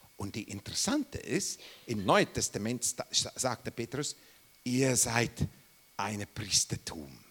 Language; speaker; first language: German; non-native, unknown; English